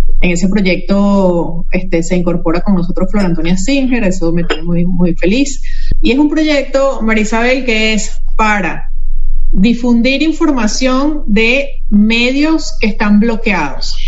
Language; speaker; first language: Spanish; native; Spanish